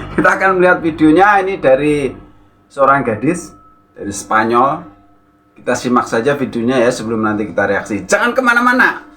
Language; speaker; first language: Indonesian; native; Indonesian